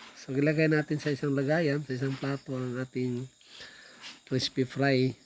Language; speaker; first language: Filipino; non-native, local second language; Cebuano